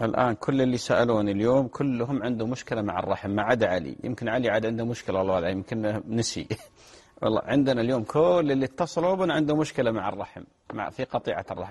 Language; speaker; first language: Arabic; native; Arabic